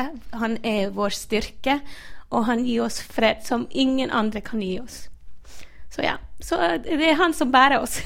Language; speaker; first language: Norwegian; non-native, fluent; Spanish